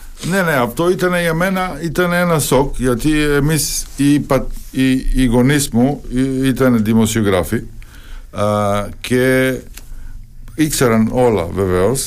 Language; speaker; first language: Greek; non-native, fluent; Serbian